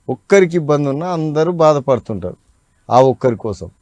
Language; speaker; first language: Telugu; native; Telugu